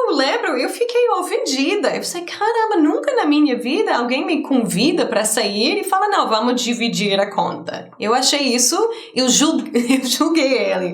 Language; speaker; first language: Portuguese; non-native, fluent; English